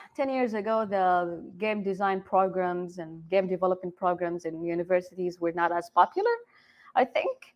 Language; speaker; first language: English; non-native, fluent; Arabic